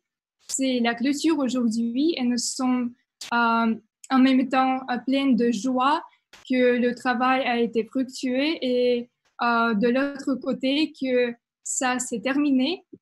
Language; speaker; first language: French; non-native, fluent; Russian